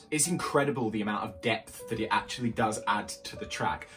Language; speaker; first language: English; native; English